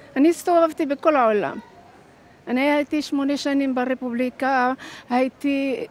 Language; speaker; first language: Hebrew; non-native, fluent; Arabic